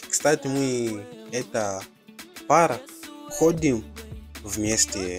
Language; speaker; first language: Russian; non-native, fluent; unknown